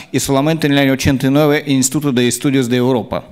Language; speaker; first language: Spanish; non-native, fluent; Russian